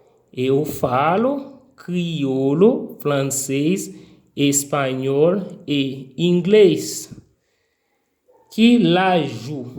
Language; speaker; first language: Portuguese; non-native, fluent; Haitian Creole